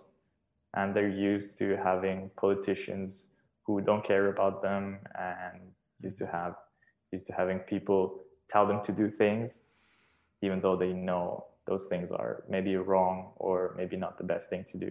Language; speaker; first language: English; non-native, fluent; Serbian